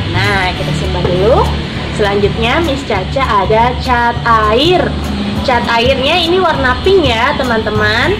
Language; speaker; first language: Indonesian; native; Indonesian